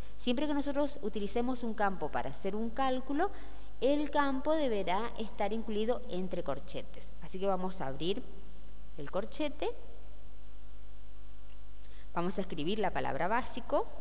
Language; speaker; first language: Spanish; native; Spanish